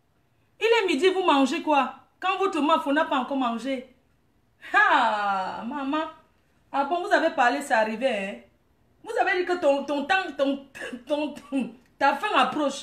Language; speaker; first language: French; non-native, local second language; Lingala